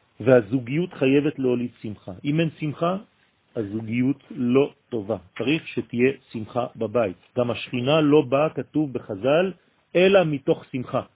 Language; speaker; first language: Hebrew; non-native, fluent; French